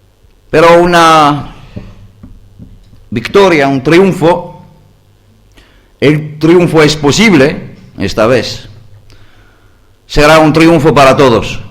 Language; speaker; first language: Spanish; non-native, learner; Greek